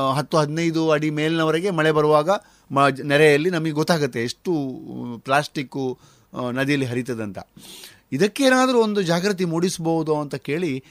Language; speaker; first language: Kannada; non-native, local second language; Konkani